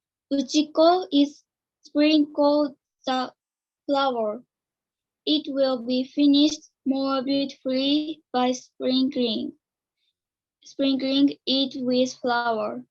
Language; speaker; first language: English; non-native, learner; Japanese